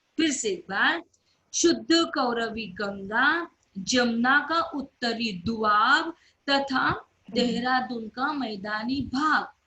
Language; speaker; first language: Hindi; non-native, local second language; Marathi